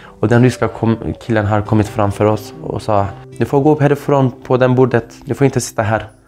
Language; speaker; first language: Swedish; non-native, fluent; Kurdish